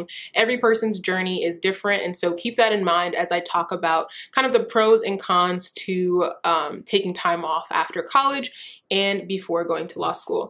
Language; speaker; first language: English; early bilingual, other home language; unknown